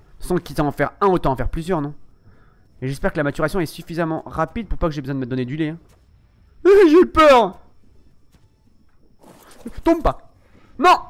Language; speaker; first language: French; native; French